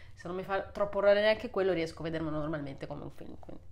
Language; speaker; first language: Italian; non-native, fluent; Russian